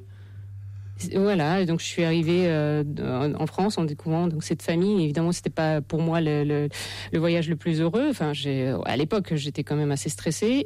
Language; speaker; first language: French; non-native, fluent; Russian